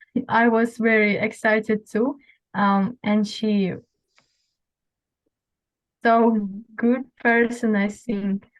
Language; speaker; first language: English; non-native, learner; Russian